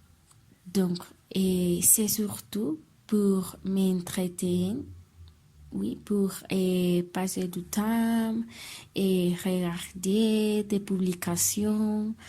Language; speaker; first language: French; non-native, learner; Spanish